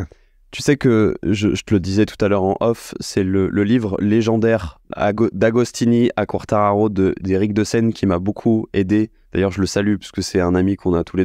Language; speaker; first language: French; native; French